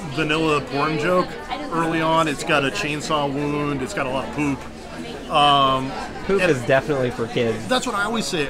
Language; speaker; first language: English; native; English